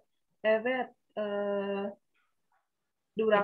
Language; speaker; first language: Turkish; non-native, learner; Indonesian